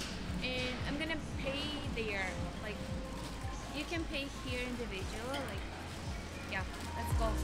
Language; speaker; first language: English; non-native, learner; Uzbek